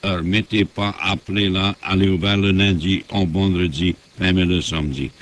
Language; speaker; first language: French; native; French